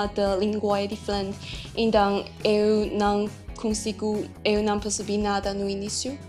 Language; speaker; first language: Portuguese; non-native, learner; Chinese